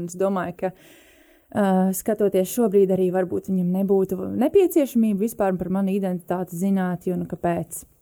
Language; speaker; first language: Latvian; native; Latvian